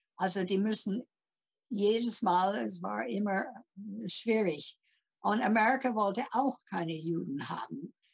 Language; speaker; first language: German; early bilingual, heritage; English